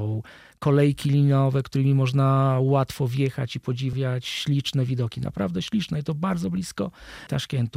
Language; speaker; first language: Polish; native; Polish